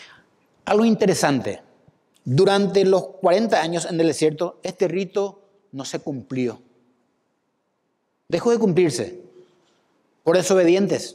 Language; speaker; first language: Spanish; native; Spanish